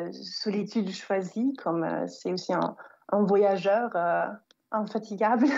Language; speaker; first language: French; non-native, fluent; German